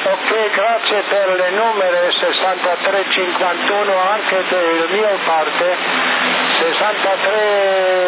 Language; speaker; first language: Italian; non-native, learner; German